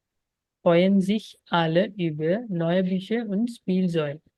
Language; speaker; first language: German; non-native, fluent; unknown